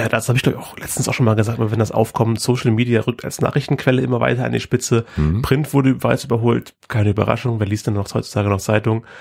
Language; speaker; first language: German; native; German